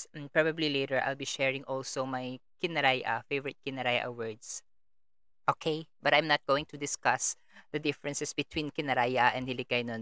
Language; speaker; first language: English; non-native, local second language; Kinaray-a